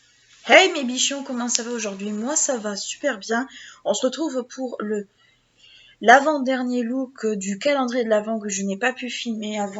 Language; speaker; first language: French; native; French